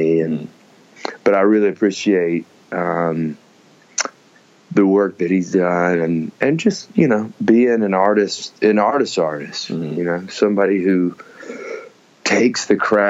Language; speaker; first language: English; native; English